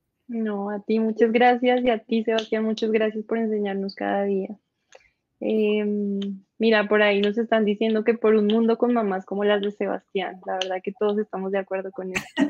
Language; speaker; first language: Spanish; native; Spanish